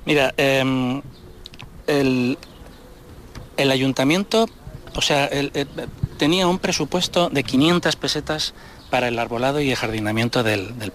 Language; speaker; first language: Spanish; native; Spanish